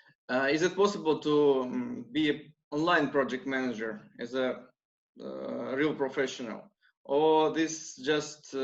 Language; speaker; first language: English; non-native, learner; Russian